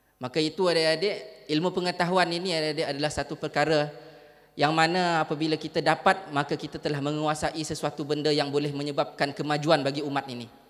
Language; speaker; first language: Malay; native; Malay